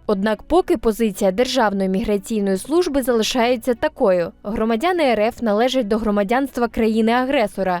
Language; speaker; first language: Ukrainian; native; Ukrainian